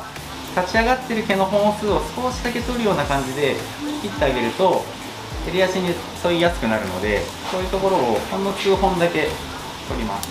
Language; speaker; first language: Japanese; native; Japanese